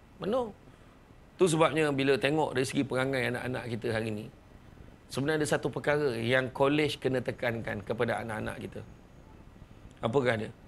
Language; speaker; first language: Malay; native; Malay